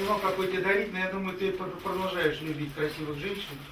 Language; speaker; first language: Russian; native; Russian